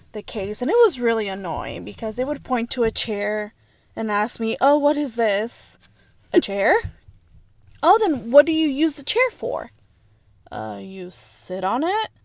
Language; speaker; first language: English; early bilingual, other home language; Spanish